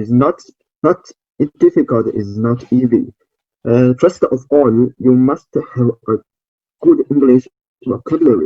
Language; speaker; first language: English; non-native, learner; Chinese